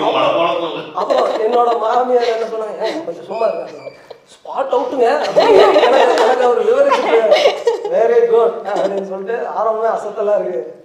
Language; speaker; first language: Tamil; native; Tamil